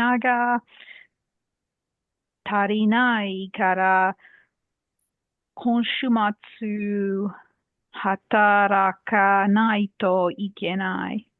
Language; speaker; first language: Japanese; non-native, learner; English